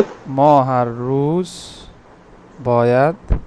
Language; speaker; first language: Persian; non-native, fluent; Urdu